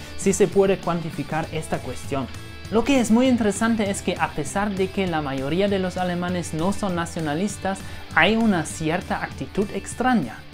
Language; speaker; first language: Spanish; non-native, fluent; German